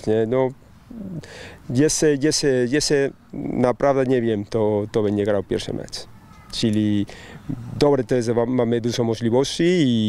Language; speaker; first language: Polish; non-native, learner; Spanish